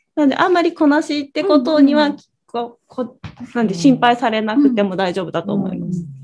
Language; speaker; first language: Japanese; native; Japanese